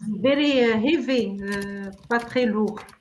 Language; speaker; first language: French; non-native, learner; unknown